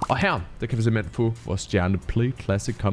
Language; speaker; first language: Danish; native; Danish